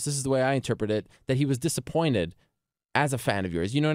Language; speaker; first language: English; native; English